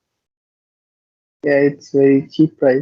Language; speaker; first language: English; non-native, learner; Hindi